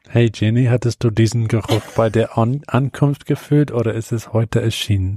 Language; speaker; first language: German; non-native, fluent; Bulgarian